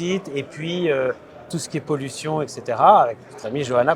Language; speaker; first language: French; native; French